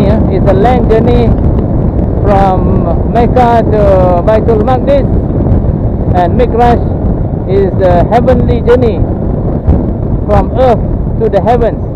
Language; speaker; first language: English; non-native, local second language; Malay